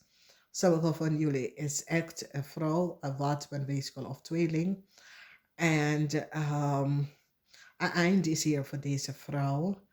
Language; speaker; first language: Dutch; non-native, fluent; English